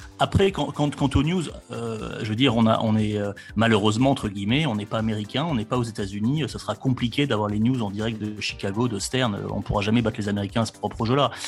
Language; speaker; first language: French; native; French